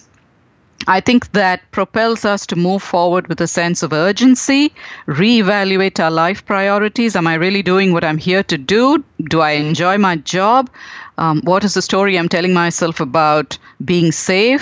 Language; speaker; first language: English; non-native, local second language; Tamil